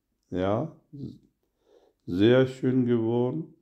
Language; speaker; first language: German; non-native, learner; Urdu